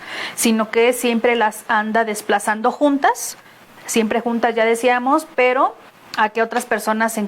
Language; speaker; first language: Spanish; native; Spanish